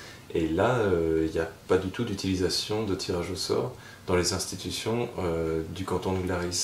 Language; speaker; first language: French; native; French